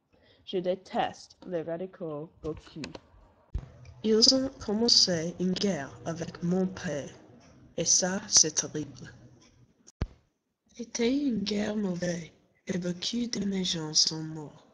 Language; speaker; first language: French; non-native, learner; English